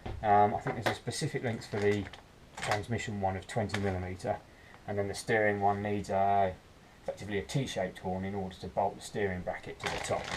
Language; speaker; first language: English; native; English